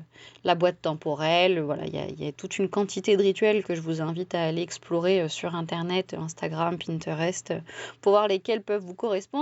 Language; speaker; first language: French; native; French